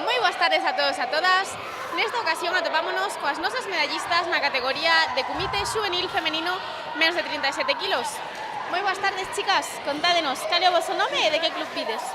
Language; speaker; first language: Galician; native; Galician